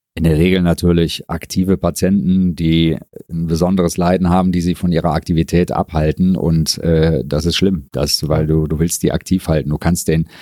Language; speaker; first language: German; native; German